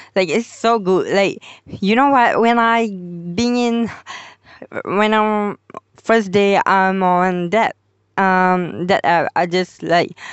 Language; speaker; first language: English; non-native, local second language; Malay